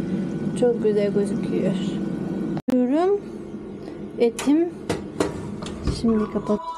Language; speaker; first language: Turkish; non-native, learner; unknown